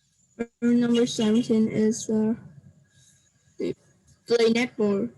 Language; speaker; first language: English; non-native, learner; Vietnamese